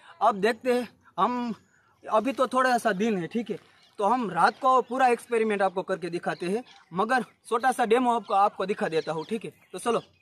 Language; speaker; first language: Hindi; non-native, local second language; Gujarati